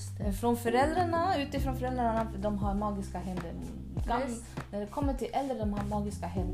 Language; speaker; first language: Swedish; early bilingual, other home language; Spanish